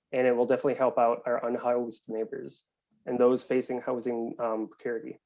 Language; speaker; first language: English; native; English